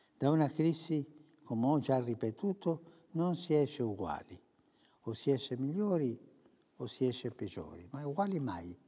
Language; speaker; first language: Italian; early bilingual, heritage; Spanish